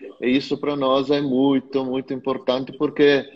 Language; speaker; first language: Portuguese; non-native, fluent; Italian